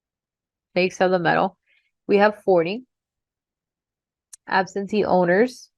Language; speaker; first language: English; native; English